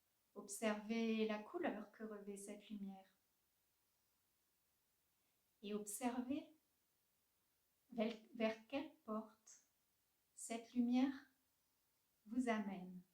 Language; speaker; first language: French; native; French